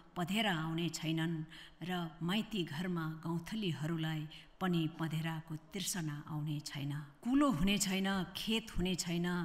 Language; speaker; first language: Nepali; native; Nepali